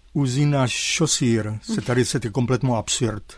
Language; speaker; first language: French; non-native, fluent; Czech